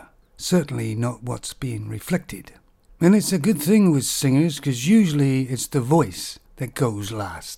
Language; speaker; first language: English; native; English